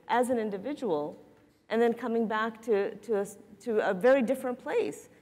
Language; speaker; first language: English; native; English